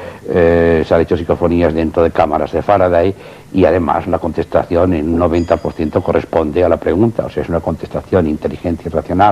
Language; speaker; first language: Spanish; native; Spanish